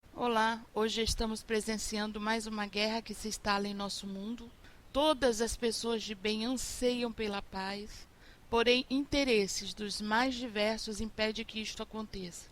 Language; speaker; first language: Portuguese; native; Portuguese